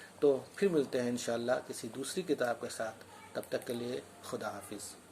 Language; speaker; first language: Urdu; native; Urdu